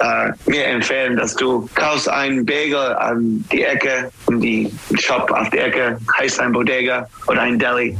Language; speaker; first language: German; non-native, learner; English